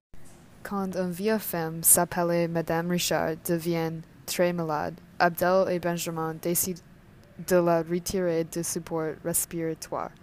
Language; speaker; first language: French; non-native, learner; English